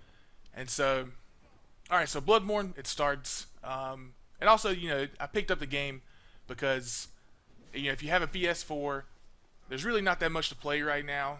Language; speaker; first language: English; native; English